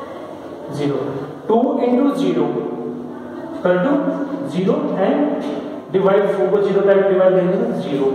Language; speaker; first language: Hindi; native; Hindi